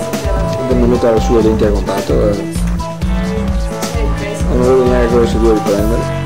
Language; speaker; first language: Italian; native; Italian